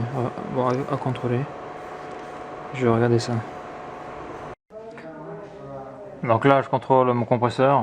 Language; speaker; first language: French; native; French